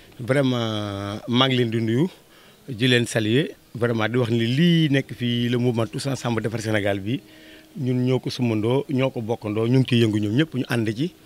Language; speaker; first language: Wolof; native; Wolof